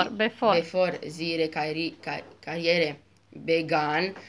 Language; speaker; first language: German; non-native, learner; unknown